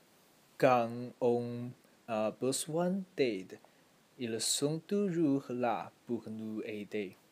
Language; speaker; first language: French; non-native, learner; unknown